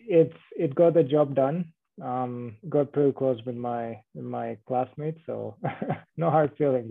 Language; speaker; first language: English; non-native, local second language; Kinyarwanda